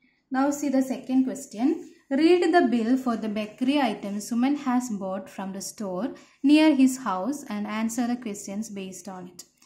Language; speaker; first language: English; non-native, local second language; Malayalam